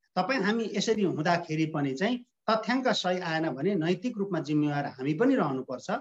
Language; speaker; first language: Nepali; non-native, local second language; Sherpa